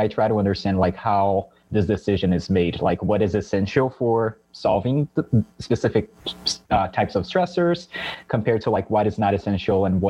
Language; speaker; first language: English; non-native, fluent; Portuguese